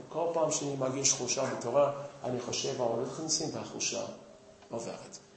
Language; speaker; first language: Hebrew; non-native, fluent; English